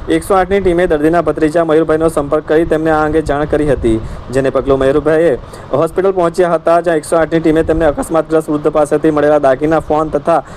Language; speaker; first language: Gujarati; native; Gujarati